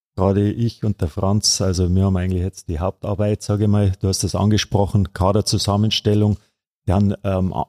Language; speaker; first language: German; native; German